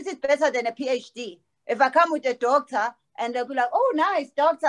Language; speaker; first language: English; non-native, local second language; Zulu